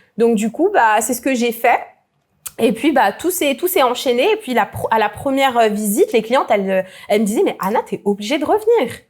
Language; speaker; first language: French; native; French